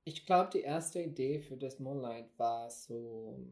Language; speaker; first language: German; non-native, fluent; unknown